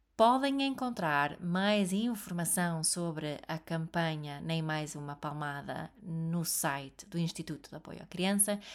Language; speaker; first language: Portuguese; non-native, fluent; Serbian